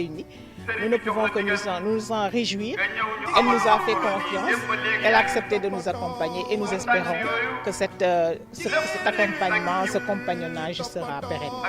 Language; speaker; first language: French; non-native, local second language; Wolof